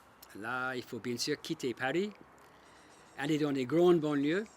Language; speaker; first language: French; non-native, fluent; English